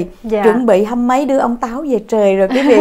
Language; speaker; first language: Vietnamese; native; Vietnamese